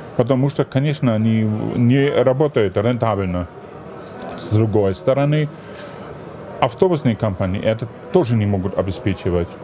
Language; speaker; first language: Russian; non-native, fluent; German